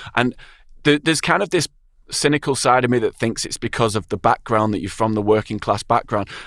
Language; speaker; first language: English; native; English